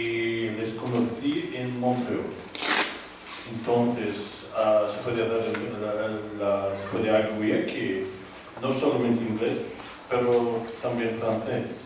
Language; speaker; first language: Spanish; non-native, learner; English